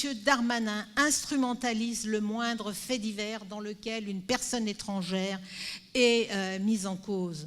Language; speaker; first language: French; native; French